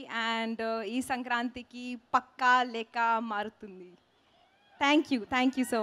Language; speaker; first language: Telugu; non-native, learner; Hindi